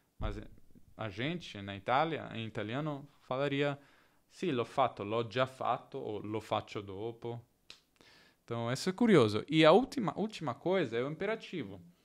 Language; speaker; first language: Portuguese; non-native, learner; Italian